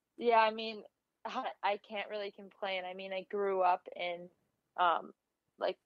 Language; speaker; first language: English; native; English